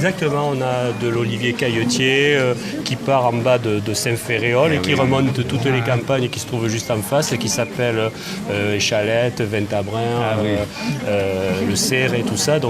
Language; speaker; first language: French; native; French